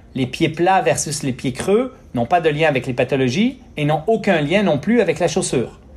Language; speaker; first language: French; native; French